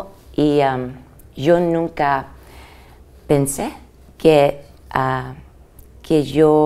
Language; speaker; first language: Spanish; early bilingual, heritage; English